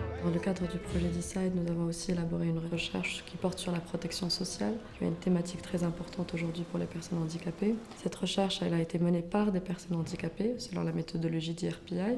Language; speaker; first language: French; non-native, local second language; Arabic